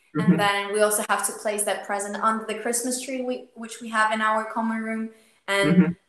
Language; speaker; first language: English; non-native, fluent; Ukrainian